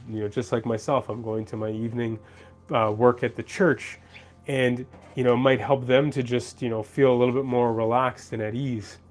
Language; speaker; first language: English; native; English